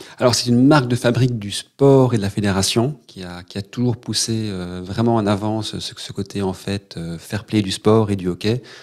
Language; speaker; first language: French; native; French